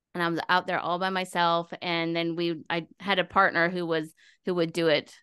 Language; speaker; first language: English; native; English